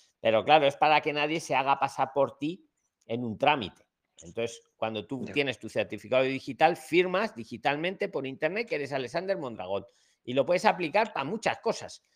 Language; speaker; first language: Spanish; native; Spanish